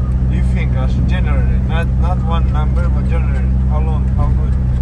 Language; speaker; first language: English; non-native, learner; Romanian